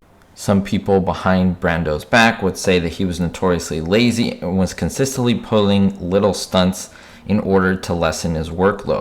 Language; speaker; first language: English; native; English